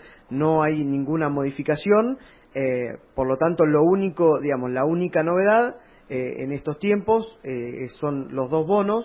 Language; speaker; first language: Spanish; native; Spanish